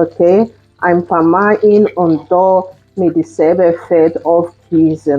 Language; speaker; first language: German; non-native, fluent; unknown